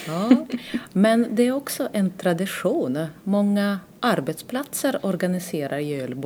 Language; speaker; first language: Swedish; non-native, fluent; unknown